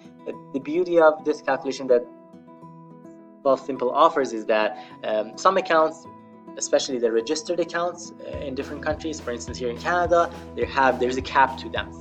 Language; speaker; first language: English; non-native, fluent; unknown